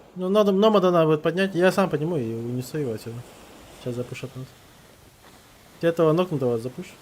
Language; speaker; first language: Russian; non-native, local second language; Yakut